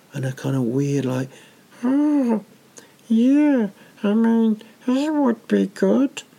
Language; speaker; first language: English; native; English